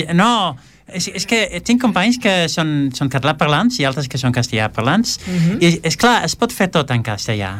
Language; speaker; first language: Catalan; non-native, fluent; Dutch